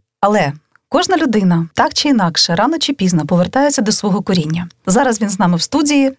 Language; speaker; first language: Ukrainian; native; Ukrainian